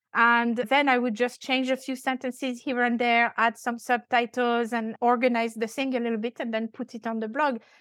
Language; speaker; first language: English; non-native, fluent; French